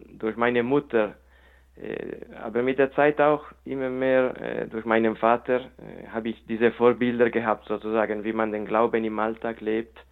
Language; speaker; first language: German; non-native, local second language; Italian